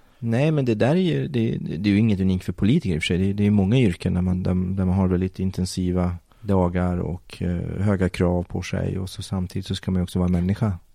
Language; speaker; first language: Swedish; early bilingual, other home language; Persian